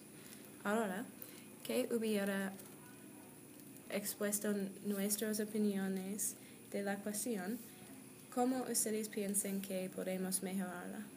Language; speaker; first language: Spanish; non-native, learner; English